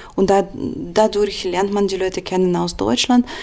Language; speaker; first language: German; non-native, fluent; Russian